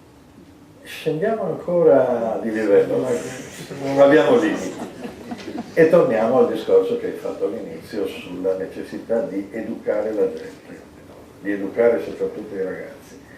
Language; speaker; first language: Italian; native; Italian